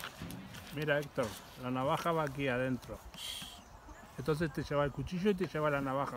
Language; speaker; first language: Spanish; native; Spanish